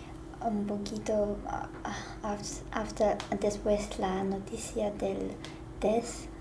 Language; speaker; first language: Spanish; non-native, learner; Chinese